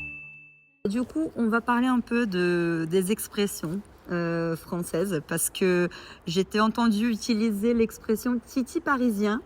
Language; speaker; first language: French; non-native, fluent; Portuguese